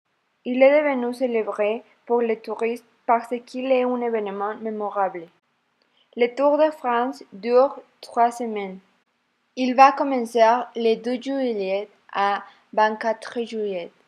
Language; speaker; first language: French; non-native, learner; Spanish